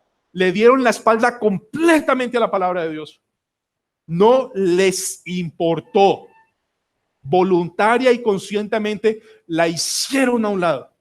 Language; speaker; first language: Spanish; native; Spanish